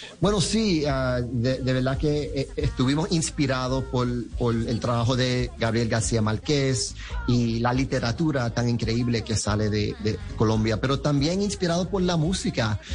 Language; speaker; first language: Spanish; early bilingual, heritage; Spanish